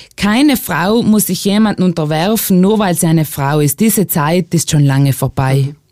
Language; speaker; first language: German; native; German